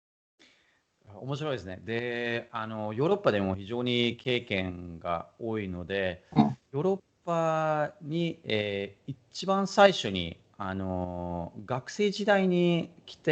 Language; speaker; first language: Japanese; non-native, fluent; German